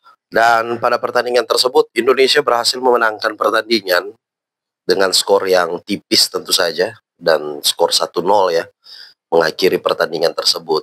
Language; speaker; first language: Indonesian; native; Indonesian